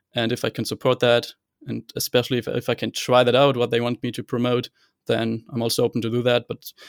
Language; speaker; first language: English; non-native, fluent; German